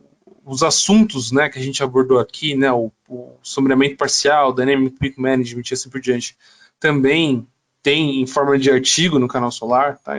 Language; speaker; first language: Portuguese; native; Portuguese